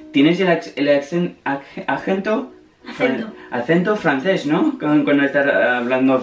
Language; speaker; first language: Spanish; non-native, learner; French